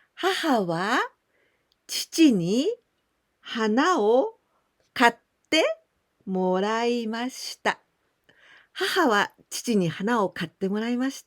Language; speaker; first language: Japanese; non-native, fluent; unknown